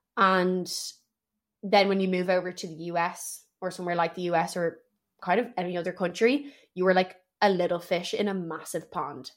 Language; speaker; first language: English; native; English